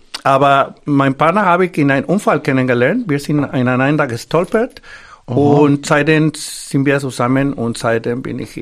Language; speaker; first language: German; non-native, fluent; Spanish